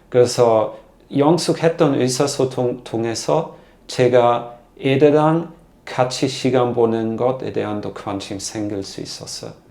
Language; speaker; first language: Korean; non-native, learner; German